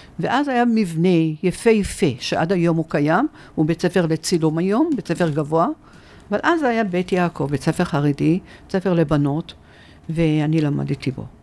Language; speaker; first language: Hebrew; early bilingual, other home language; Arabic